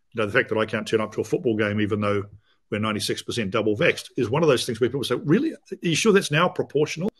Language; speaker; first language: English; native; English